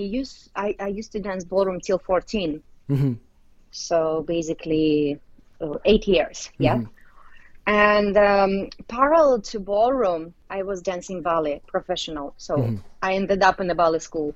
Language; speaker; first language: English; non-native, fluent; Uzbek